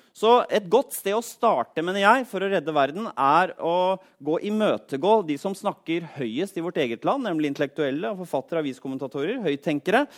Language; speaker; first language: Norwegian; native; Norwegian